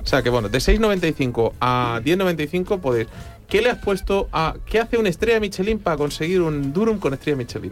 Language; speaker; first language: Spanish; native; Spanish